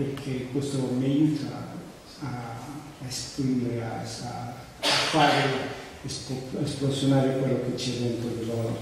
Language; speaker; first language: Italian; non-native, fluent; Spanish